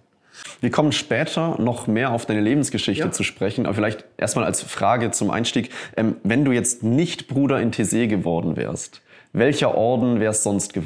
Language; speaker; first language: German; native; German